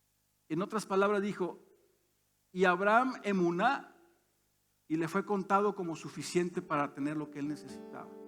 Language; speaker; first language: Spanish; native; Spanish